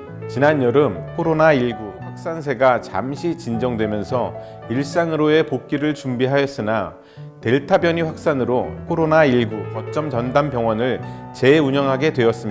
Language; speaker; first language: Korean; native; Korean